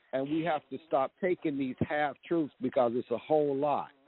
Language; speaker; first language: English; native; English